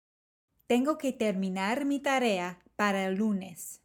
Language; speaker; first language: Spanish; non-native, fluent; English